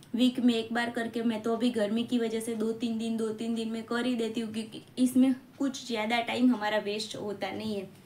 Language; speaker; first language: Hindi; non-native, local second language; Gujarati